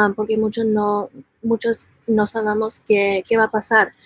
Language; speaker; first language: Spanish; early bilingual, heritage; Spanish